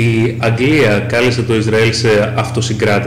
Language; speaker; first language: Greek; native; Greek